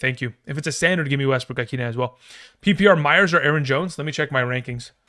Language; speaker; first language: English; native; English